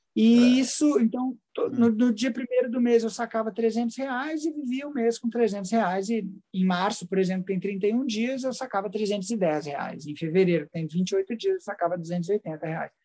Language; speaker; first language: Portuguese; native; Portuguese